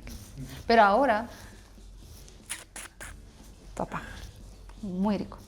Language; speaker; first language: Spanish; non-native, learner; Russian